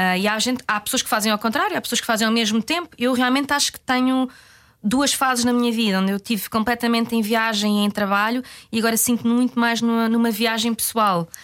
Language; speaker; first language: Portuguese; native; Portuguese